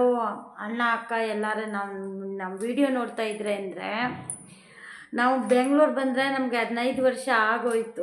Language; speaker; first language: Kannada; non-native, local second language; Hindi